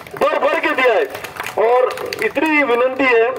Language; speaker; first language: Hindi; non-native, local second language; Marathi